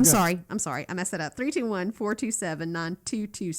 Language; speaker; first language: English; native; English